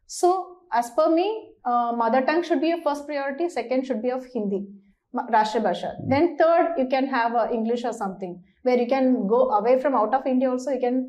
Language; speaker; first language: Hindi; non-native, local second language; Malayalam